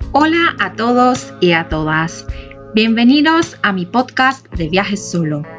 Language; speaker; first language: Spanish; non-native, fluent; Polish